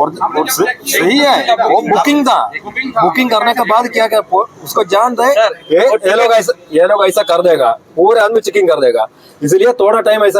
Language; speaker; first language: Hindi; non-native, local second language; Malayalam